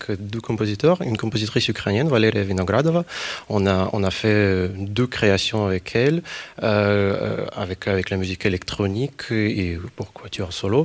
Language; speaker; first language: French; non-native, fluent; Ukrainian